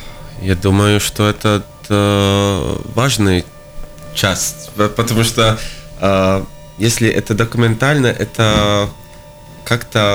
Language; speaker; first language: Russian; non-native, local second language; Latvian